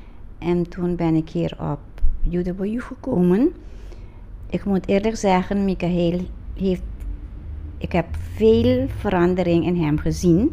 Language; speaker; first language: Dutch; non-native, local second language; Papiamento